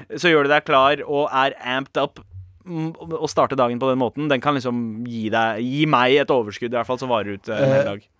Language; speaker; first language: Norwegian; early bilingual, other home language; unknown